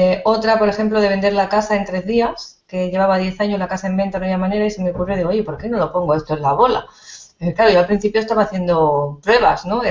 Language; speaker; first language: Spanish; native; Spanish